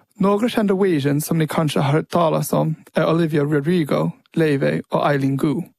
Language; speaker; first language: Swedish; early bilingual, heritage; Swedish